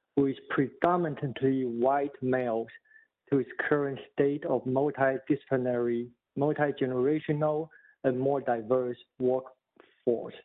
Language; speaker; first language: English; non-native, fluent; Chinese